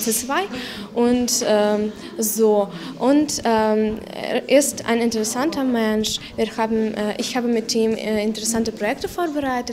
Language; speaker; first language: German; non-native, learner; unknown